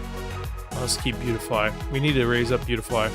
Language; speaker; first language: English; native; English